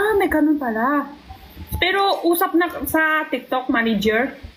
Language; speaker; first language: Filipino; non-native, learner; Chinese